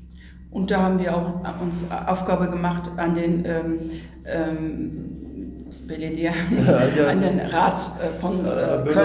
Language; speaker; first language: German; non-native, fluent; Turkish